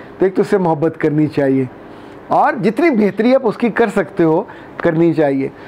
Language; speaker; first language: Urdu; non-native, local second language; Punjabi